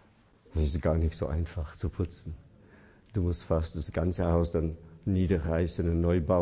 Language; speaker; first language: German; non-native, fluent; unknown